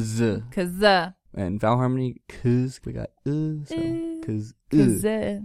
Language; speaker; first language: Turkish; non-native, fluent; English